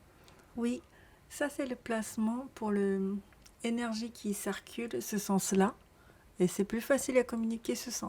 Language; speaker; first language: French; non-native, learner; Japanese